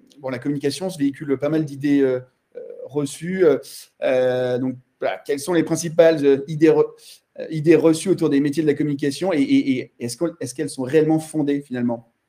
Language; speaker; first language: French; native; French